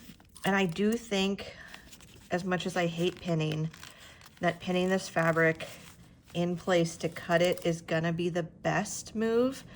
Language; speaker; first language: English; native; English